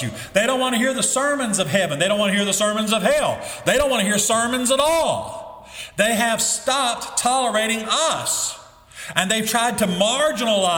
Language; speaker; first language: English; native; English